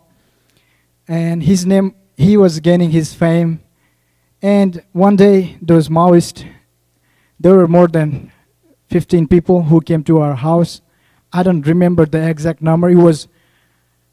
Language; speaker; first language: English; non-native, local second language; Nepali